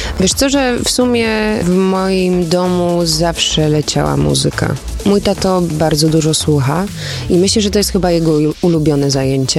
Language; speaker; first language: Polish; early bilingual, heritage; Polish